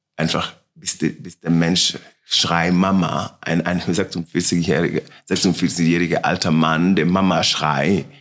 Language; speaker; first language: German; non-native, learner; Wolof